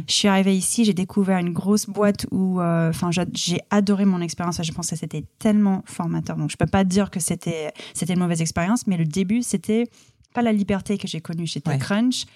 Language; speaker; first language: French; non-native, fluent; English